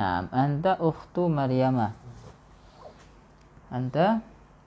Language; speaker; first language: Arabic; non-native, fluent; Indonesian